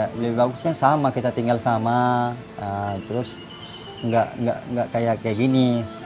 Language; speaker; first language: Indonesian; non-native, fluent; Rohingya